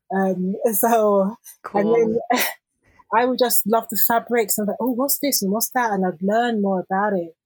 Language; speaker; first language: English; native; English